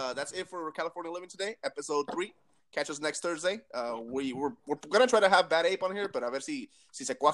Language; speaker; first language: English; early bilingual, other home language; Spanish